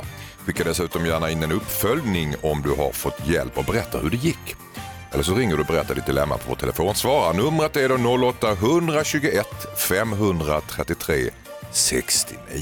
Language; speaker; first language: Swedish; native; Swedish